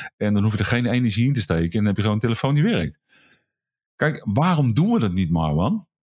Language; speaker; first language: Dutch; native; Dutch